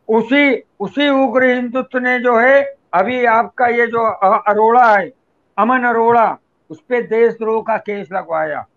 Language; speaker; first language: Hindi; native; Hindi